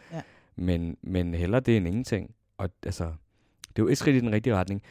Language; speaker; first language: Danish; early bilingual, other home language; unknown